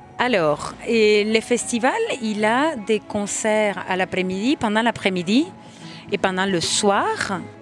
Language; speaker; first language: French; non-native, fluent; Spanish